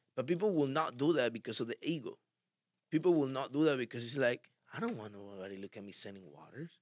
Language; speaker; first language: English; early bilingual, other home language; Spanish